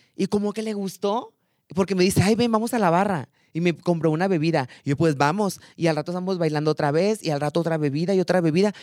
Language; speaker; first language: Spanish; native; Spanish